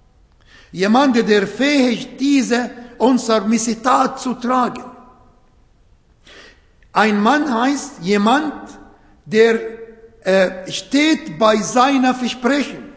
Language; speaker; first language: German; non-native, fluent; Arabic